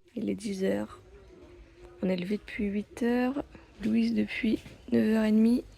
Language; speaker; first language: French; native; French